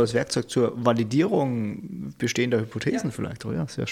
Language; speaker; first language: German; native; German